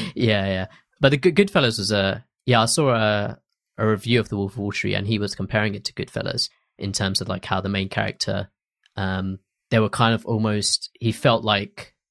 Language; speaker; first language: English; early bilingual, other home language; Hindi